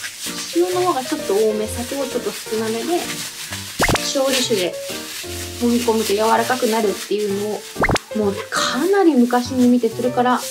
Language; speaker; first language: Japanese; native; Japanese